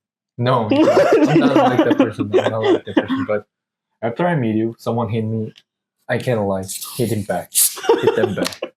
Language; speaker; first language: English; non-native, learner; Korean